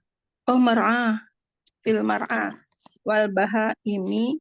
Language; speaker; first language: Arabic; non-native, learner; Indonesian